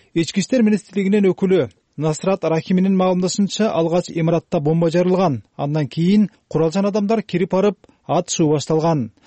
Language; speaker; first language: Kyrgyz; native; Kyrgyz